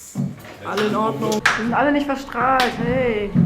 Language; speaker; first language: German; native; German